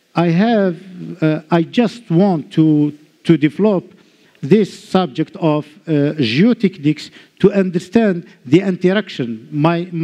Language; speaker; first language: English; non-native, learner; Arabic